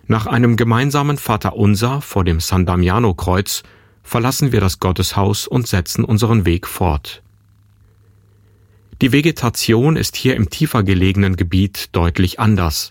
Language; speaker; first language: German; native; German